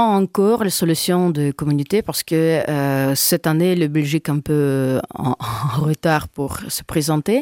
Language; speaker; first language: French; non-native, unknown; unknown